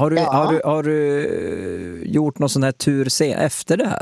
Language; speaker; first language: Swedish; native; Swedish